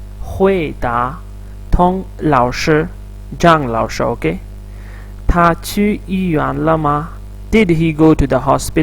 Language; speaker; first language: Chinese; non-native, fluent; Urdu